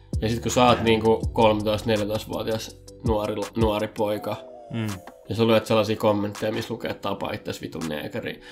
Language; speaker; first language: Finnish; early bilingual, other home language; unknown